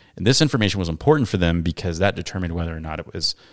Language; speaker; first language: English; native; English